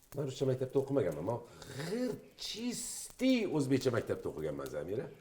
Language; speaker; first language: Uzbek; native; Uzbek